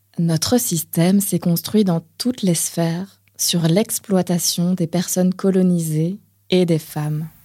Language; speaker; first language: French; native; French